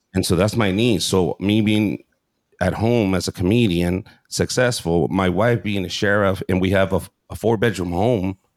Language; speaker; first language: English; early bilingual, other home language; Spanish